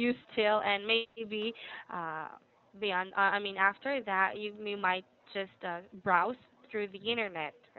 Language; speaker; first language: English; non-native, fluent; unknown